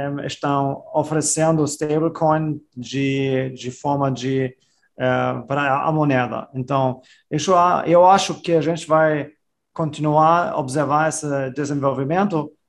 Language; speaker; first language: Portuguese; non-native, fluent; German